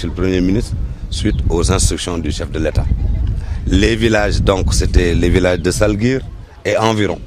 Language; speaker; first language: French; non-native, local second language; Wolof